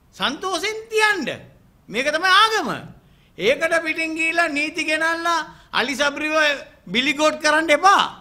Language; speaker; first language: Sinhala; non-native, local second language; Tamil